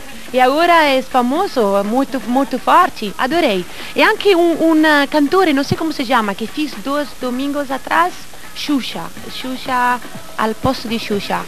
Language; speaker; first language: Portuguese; non-native, learner; Italian